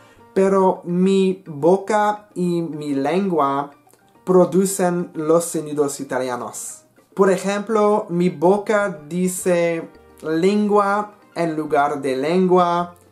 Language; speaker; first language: Spanish; non-native, learner; English